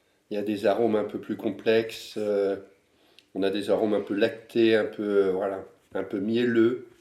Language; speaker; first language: French; native; French